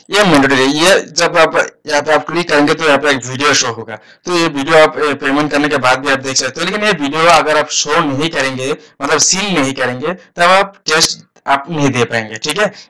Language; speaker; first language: Hindi; non-native, local second language; Assamese